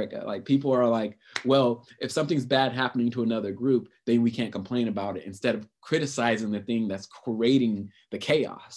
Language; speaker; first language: English; native; English